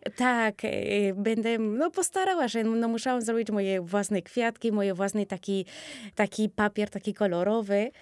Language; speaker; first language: Polish; early bilingual, other home language; Spanish